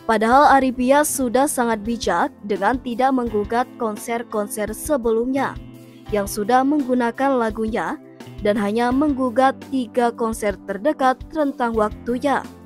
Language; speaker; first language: Indonesian; native; Indonesian